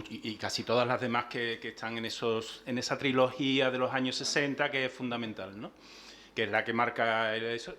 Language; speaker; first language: Spanish; native; Spanish